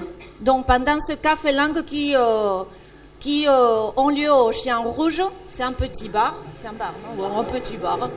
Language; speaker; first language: French; non-native, fluent; Spanish